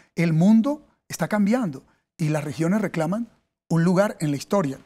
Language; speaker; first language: Spanish; native; Spanish